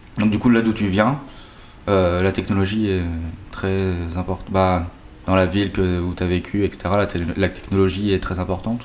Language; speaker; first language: French; native; French